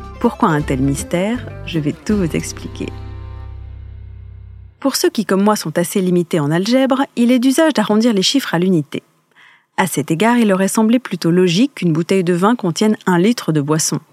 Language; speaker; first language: French; native; French